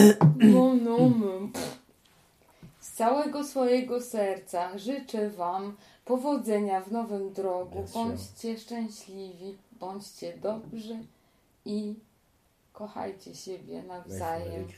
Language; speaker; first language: Polish; non-native, learner; French